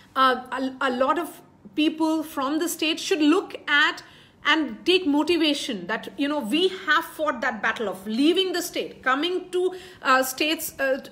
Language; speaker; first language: English; non-native, local second language; Hindi